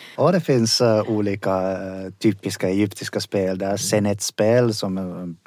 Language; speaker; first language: Swedish; non-native, fluent; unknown